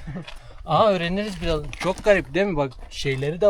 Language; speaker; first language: Turkish; native; Turkish